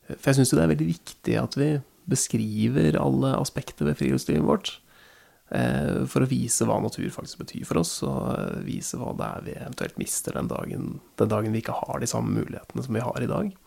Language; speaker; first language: Norwegian; native; Norwegian